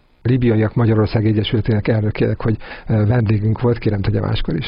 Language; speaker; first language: Hungarian; native; Hungarian